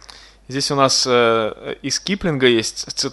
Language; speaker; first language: Russian; native; Russian